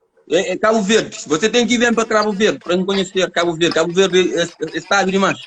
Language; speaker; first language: Portuguese; non-native, learner; Kabuverdianu